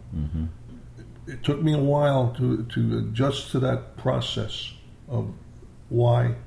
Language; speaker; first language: English; native; English